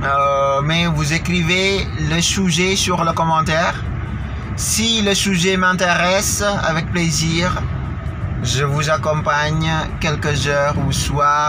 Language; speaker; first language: French; non-native, fluent; Indonesian